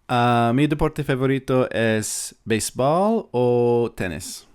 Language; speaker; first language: Spanish; non-native, learner; English